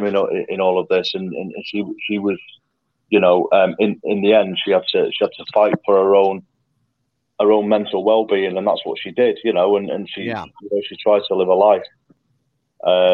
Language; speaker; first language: English; native; English